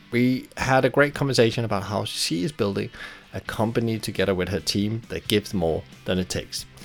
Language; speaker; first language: English; native; English